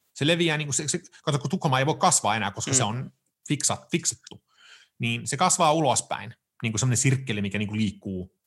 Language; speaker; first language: Finnish; early bilingual, heritage; Finnish